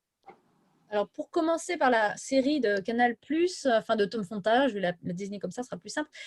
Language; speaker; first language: French; native; French